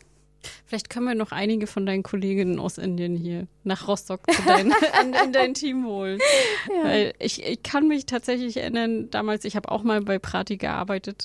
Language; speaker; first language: German; native; German